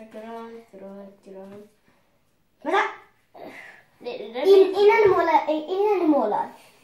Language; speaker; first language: Swedish; early bilingual, other home language; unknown